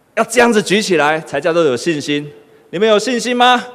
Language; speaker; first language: Chinese; native; Chinese